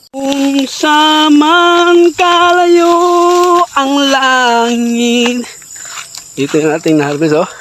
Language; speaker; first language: Filipino; non-native, local second language; Cebuano